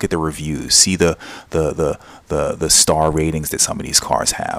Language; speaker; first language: English; native; English